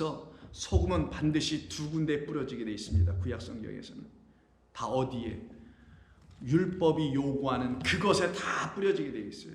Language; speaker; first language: Korean; native; Korean